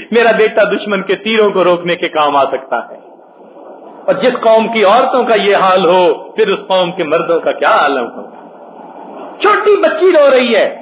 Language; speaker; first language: Urdu; non-native, local second language; Punjabi